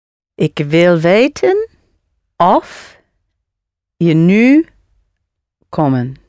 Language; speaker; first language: Dutch; non-native, learner; English